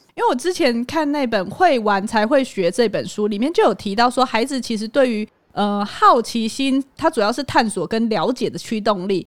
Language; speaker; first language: Chinese; native; Chinese